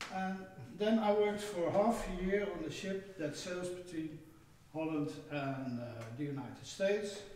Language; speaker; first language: English; non-native, fluent; Dutch